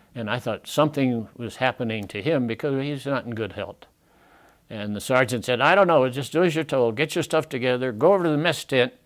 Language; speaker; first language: English; native; English